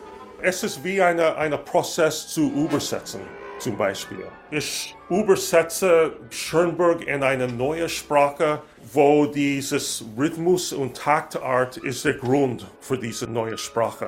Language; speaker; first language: German; non-native, learner; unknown